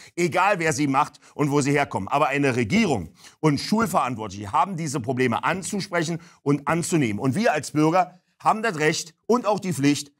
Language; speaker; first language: German; native; German